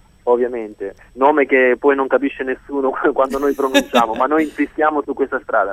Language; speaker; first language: Italian; native; Italian